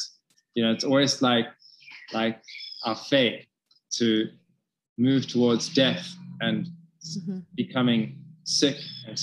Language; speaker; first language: English; native; English